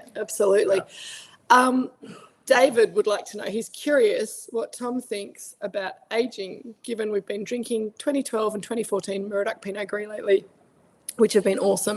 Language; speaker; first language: English; native; English